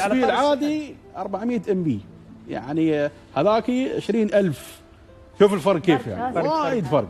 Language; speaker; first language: Arabic; native; Arabic